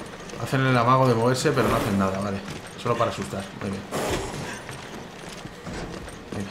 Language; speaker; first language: Spanish; native; Spanish